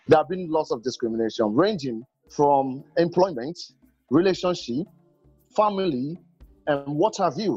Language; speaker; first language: English; non-native, local second language; Igbo